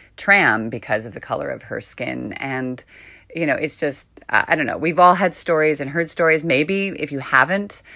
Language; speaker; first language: English; native; English